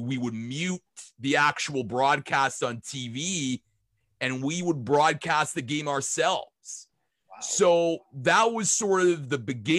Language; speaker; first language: English; native; English